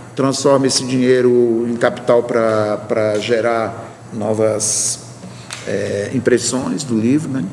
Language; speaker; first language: Portuguese; native; Portuguese